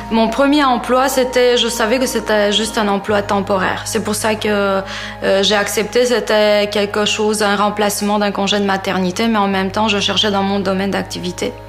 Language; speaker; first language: French; non-native, fluent; Romanian